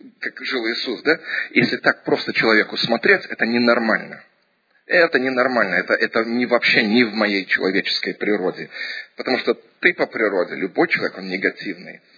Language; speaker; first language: Russian; early bilingual, heritage; Russian